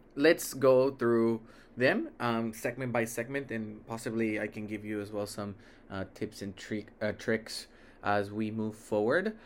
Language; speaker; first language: English; early bilingual, other home language; Spanish